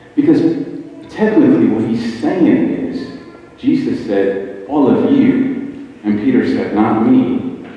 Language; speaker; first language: English; native; English